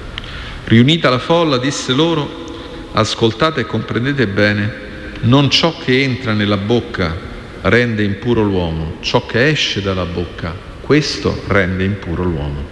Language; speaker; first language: Italian; native; Italian